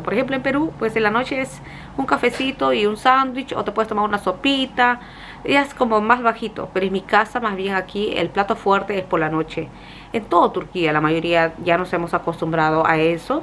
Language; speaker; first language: Spanish; native; Spanish